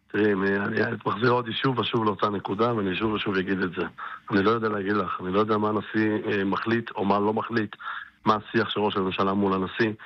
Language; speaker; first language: Hebrew; native; Hebrew